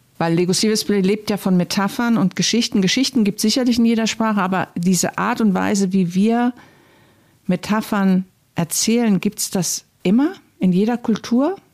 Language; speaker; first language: German; native; German